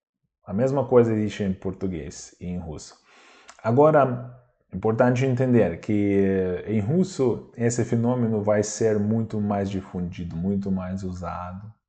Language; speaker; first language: Portuguese; non-native, fluent; Russian